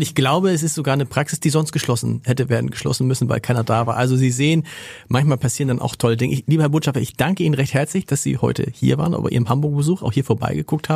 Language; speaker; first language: German; native; German